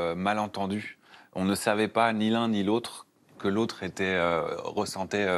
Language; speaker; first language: French; native; French